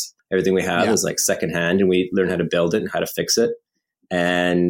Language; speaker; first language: English; native; English